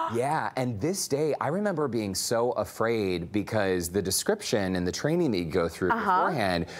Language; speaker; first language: English; native; English